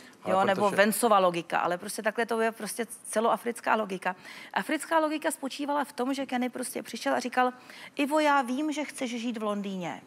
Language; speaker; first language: Czech; native; Czech